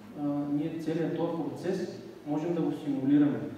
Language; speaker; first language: Bulgarian; native; Bulgarian